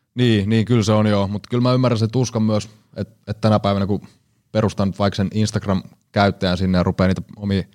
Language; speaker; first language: Finnish; native; Finnish